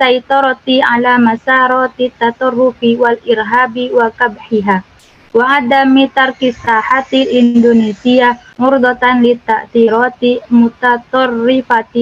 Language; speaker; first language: Arabic; non-native, learner; Indonesian